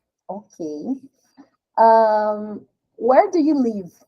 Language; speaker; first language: English; non-native, fluent; Portuguese